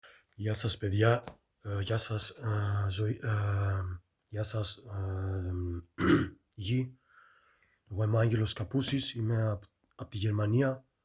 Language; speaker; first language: Greek; early bilingual, heritage; Greek